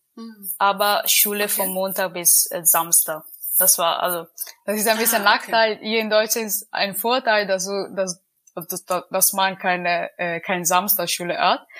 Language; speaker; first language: German; non-native, learner; Italian